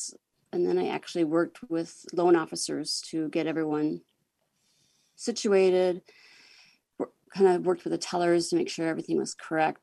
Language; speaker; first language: English; native; English